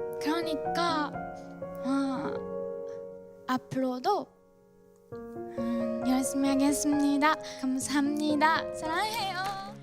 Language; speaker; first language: Korean; non-native, learner; Japanese